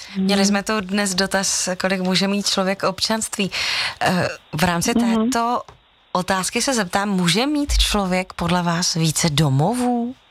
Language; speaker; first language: Czech; native; Czech